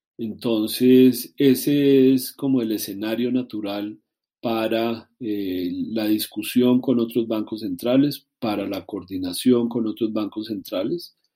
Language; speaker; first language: Spanish; native; Spanish